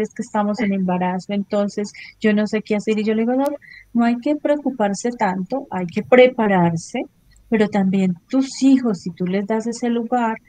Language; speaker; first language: Spanish; native; Spanish